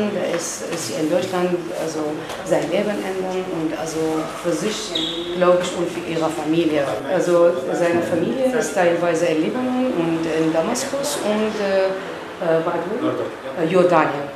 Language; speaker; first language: German; non-native, learner; Arabic